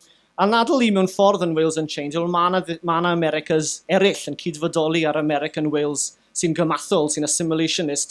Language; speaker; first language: Welsh; native; Welsh